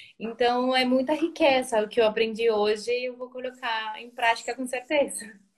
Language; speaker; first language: Portuguese; non-native, fluent; Spanish